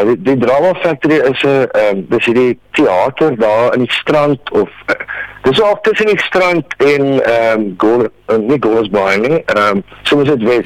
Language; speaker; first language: Afrikaans; non-native, local second language; English